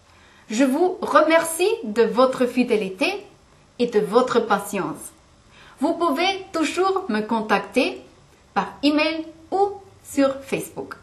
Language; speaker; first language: French; non-native, fluent; German